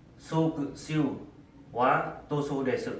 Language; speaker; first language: Japanese; non-native, learner; Vietnamese